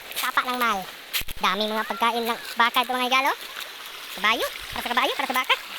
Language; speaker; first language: Filipino; non-native, local second language; Cebuano